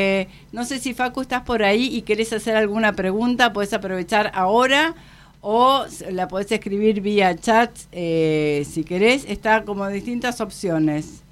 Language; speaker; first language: Spanish; native; Spanish